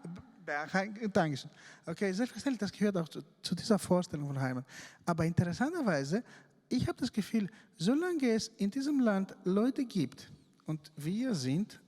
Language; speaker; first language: German; non-native, fluent; Greek